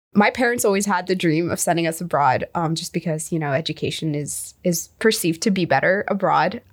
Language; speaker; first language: English; non-native, fluent; Arabic